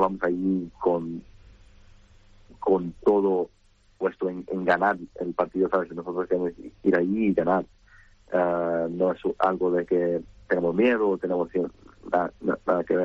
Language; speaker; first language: Spanish; non-native, fluent; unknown